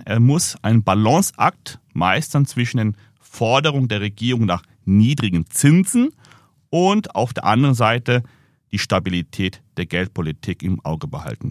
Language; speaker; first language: German; native; German